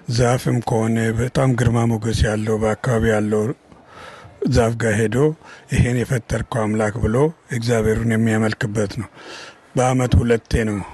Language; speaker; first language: Amharic; non-native, local second language; Oromo